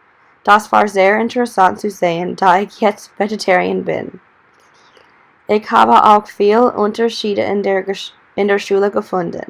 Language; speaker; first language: German; non-native, learner; English